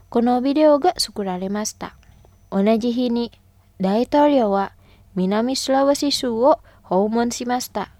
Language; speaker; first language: Japanese; non-native, fluent; Indonesian